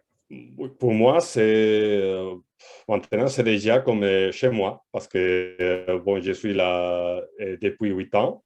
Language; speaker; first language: French; non-native, fluent; Spanish